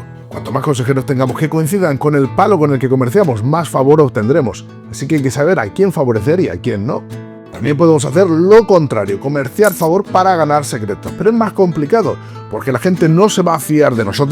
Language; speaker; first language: Spanish; native; Spanish